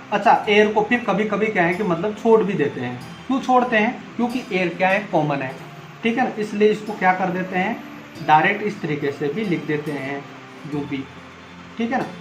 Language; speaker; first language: Hindi; native; Hindi